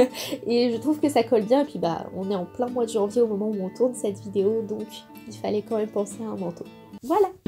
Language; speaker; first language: French; native; French